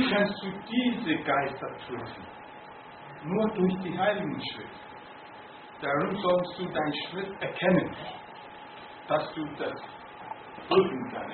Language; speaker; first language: German; non-native, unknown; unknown